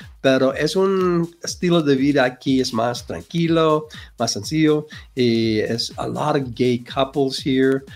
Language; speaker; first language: Spanish; non-native, learner; English